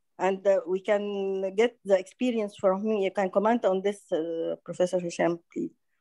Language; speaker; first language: English; non-native, fluent; Arabic